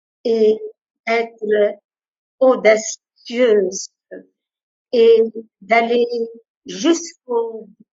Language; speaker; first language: French; non-native, local second language; Arabic